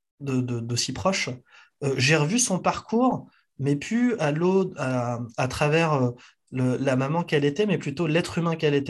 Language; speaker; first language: French; native; French